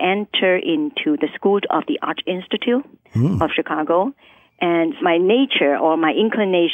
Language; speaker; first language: English; non-native, local second language; Cantonese